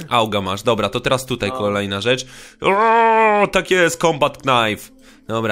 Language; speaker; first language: Polish; native; Polish